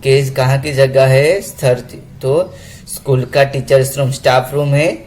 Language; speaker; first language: Hindi; non-native, local second language; Gujarati